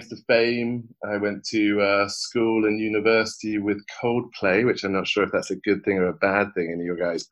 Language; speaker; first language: English; native; English